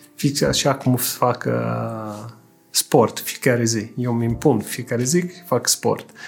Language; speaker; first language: Romanian; non-native, fluent; Italian